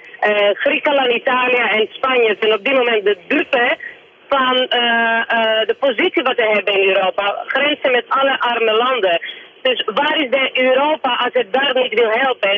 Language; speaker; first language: Dutch; native; Dutch